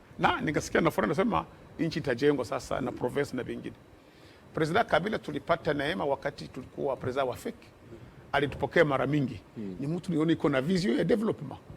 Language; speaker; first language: Swahili; native; Swahili